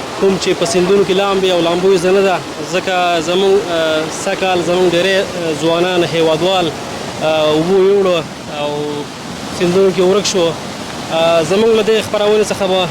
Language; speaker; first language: Pashto; native; Pashto